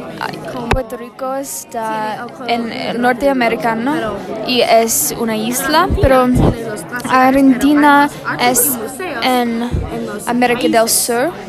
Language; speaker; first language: Spanish; non-native, learner; English